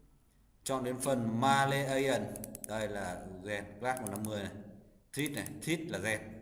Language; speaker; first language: Vietnamese; native; Vietnamese